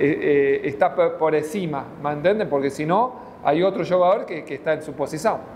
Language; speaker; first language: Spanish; non-native, fluent; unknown